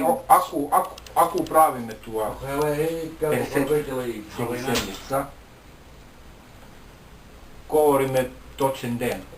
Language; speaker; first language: Bulgarian; non-native, learner; Finnish